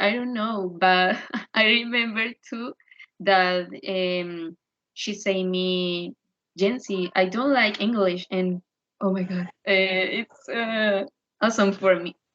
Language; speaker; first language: English; non-native, learner; Spanish